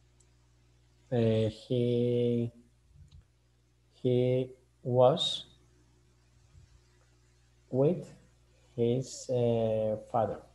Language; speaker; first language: English; non-native, learner; Spanish